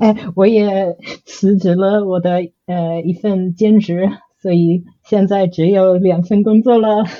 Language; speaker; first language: Chinese; non-native, fluent; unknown